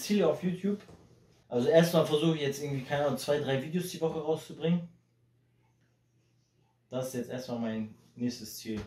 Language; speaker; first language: German; early bilingual, heritage; Polish